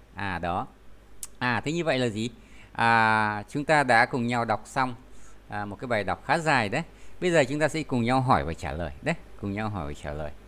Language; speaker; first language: Vietnamese; native; Vietnamese